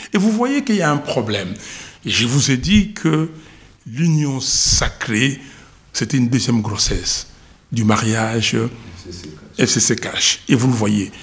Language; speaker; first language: French; non-native, local second language; Lingala